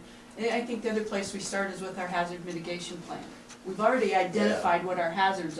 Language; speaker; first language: English; native; English